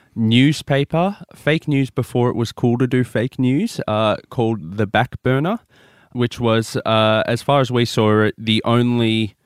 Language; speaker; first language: English; native; English